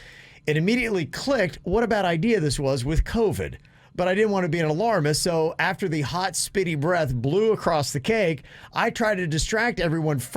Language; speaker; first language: English; native; English